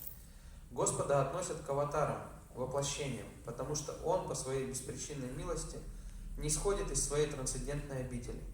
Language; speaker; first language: Russian; native; Russian